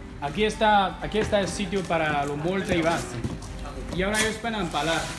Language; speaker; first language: Spanish; non-native, fluent; Chinese